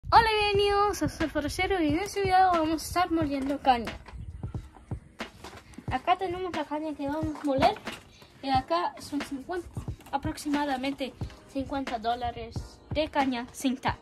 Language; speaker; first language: Spanish; early bilingual, heritage; Spanish